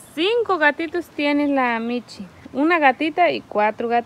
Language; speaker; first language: Spanish; native; Spanish